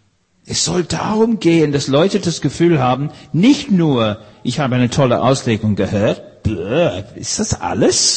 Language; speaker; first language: German; non-native, fluent; English